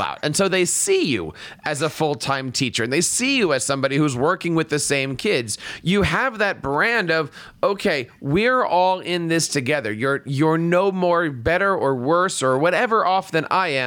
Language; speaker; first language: English; native; English